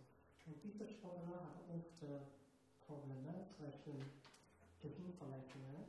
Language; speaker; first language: German; non-native, learner; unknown